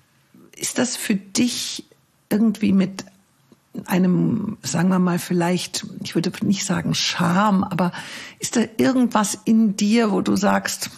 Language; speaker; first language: German; native; German